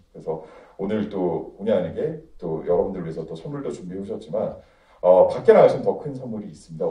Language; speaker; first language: Korean; native; Korean